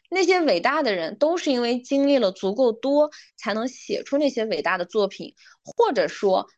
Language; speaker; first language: Chinese; non-native, local second language; Uyghur